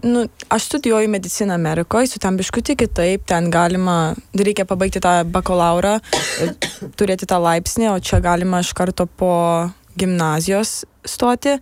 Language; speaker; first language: Lithuanian; early bilingual, heritage; Lithuanian